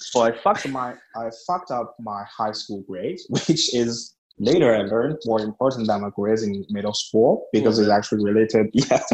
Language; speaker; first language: English; non-native, fluent; Chinese